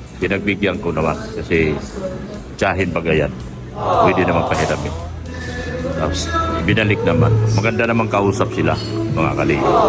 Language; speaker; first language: Filipino; non-native, local second language; Cebuano